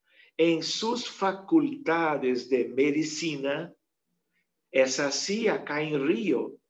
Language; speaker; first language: Spanish; non-native, fluent; Portuguese